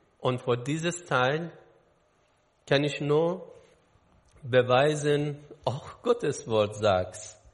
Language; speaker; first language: German; non-native, learner; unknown